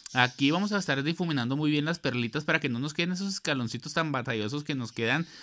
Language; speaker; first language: Spanish; native; Spanish